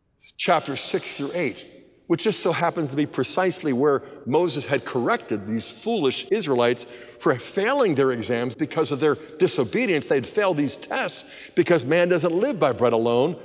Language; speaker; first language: English; native; English